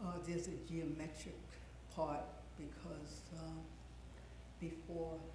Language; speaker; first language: English; native; English